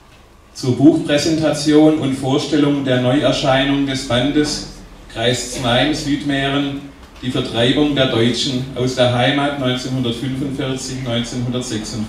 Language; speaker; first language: German; native; German